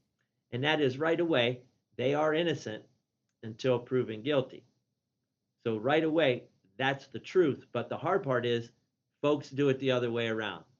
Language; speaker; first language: English; native; English